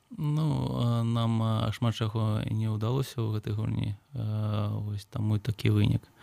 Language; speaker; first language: Belarusian; non-native, local second language; Russian